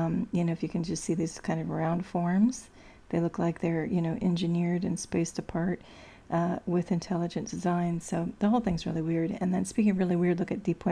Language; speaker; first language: English; native; English